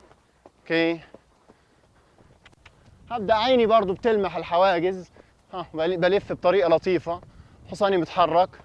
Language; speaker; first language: Arabic; native; Arabic